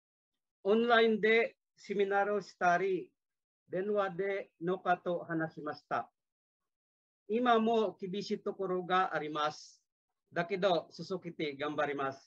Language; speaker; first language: Japanese; non-native, learner; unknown